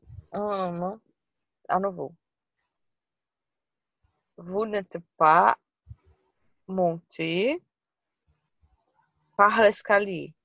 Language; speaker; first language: French; non-native, learner; Portuguese